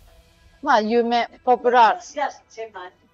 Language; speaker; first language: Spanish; non-native, learner; Japanese